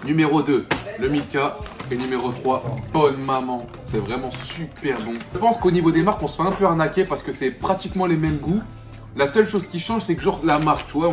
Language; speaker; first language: French; native; French